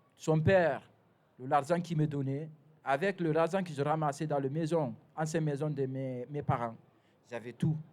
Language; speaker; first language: French; non-native, fluent; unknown